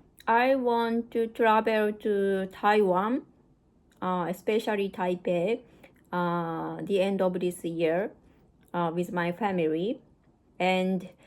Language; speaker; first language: English; non-native, learner; Japanese